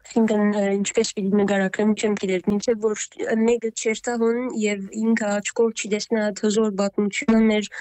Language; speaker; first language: Armenian; early bilingual, heritage; Armenian